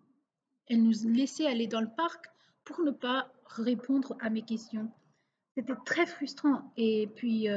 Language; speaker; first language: French; non-native, local second language; Portuguese